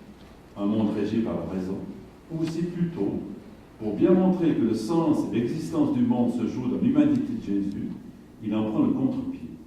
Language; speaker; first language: French; native; French